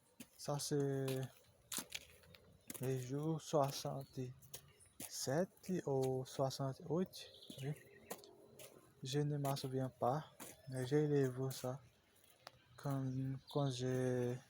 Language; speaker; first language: French; non-native, learner; Portuguese